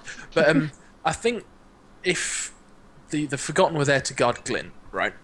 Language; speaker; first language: English; native; English